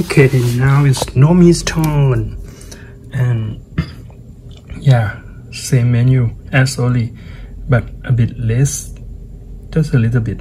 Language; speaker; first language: English; non-native, local second language; Thai